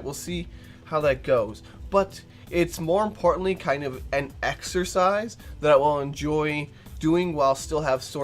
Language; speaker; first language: English; native; English